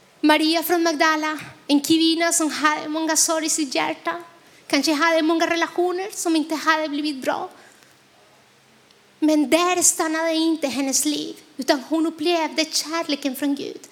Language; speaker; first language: Swedish; non-native, fluent; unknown